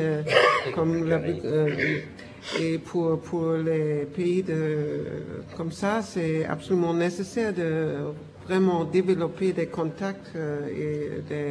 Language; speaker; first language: French; non-native, fluent; German